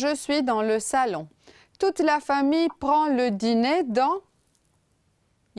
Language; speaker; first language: French; non-native, fluent; Romanian